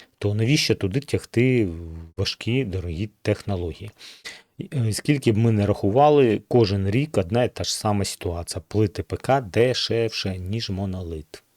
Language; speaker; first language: Ukrainian; non-native, local second language; Russian